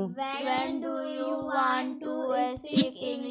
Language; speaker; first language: English; non-native, learner; Hindi